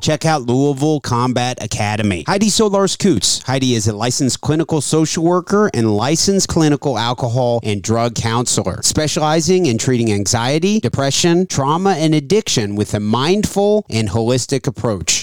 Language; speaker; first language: English; native; English